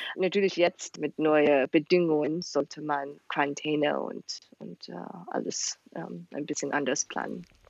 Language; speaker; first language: German; non-native, fluent; English